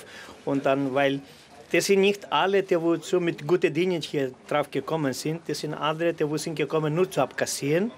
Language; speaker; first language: German; non-native, learner; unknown